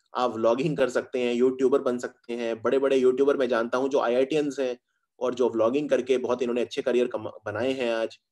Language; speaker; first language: Hindi; native; Hindi